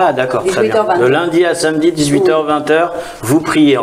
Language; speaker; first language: French; native; French